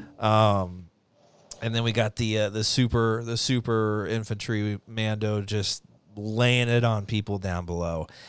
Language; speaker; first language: English; native; English